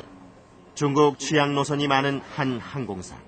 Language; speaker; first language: Korean; native; Korean